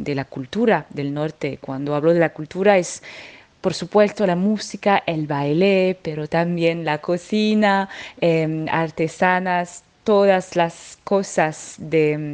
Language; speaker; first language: Spanish; non-native, fluent; French